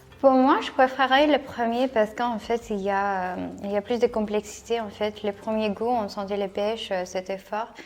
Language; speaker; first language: French; non-native, fluent; Cantonese